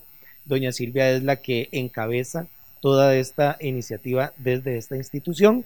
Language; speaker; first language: Spanish; native; Spanish